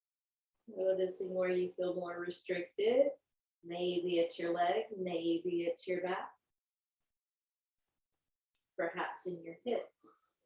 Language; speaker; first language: English; native; English